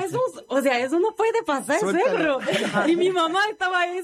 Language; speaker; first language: Spanish; non-native, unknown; Korean